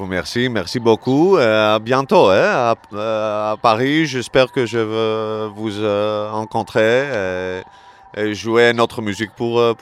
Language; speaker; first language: French; non-native, learner; Greek